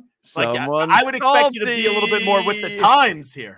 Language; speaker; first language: English; native; English